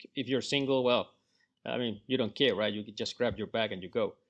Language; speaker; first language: English; non-native, fluent; Spanish